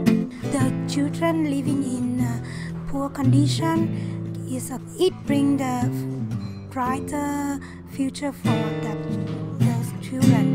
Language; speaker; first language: English; non-native, learner; Vietnamese